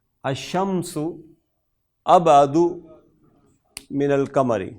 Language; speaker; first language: Arabic; non-native, fluent; Urdu